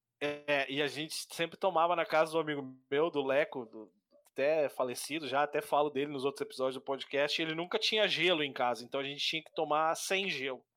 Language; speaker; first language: Portuguese; native; Portuguese